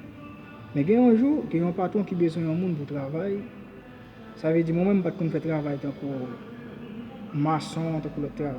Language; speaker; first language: French; non-native, learner; Haitian Creole